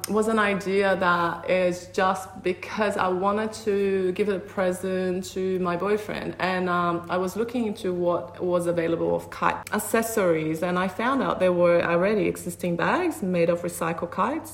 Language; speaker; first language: English; non-native, fluent; Portuguese